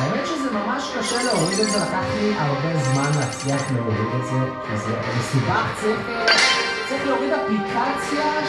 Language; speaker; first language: Hebrew; native; Hebrew